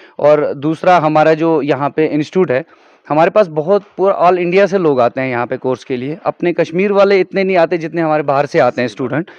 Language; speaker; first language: Hindi; non-native, local second language; Kashmiri